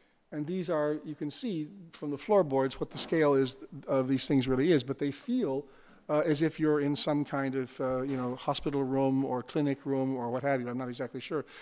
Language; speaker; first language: English; native; English